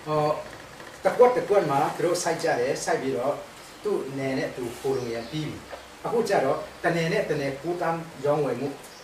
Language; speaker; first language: Burmese; non-native, local second language; Tedim Chin